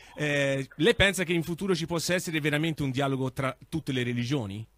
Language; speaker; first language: Italian; native; Italian